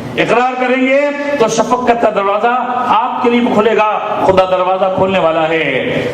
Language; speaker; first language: Urdu; native; Urdu